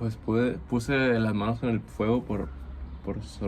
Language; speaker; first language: Spanish; native; Spanish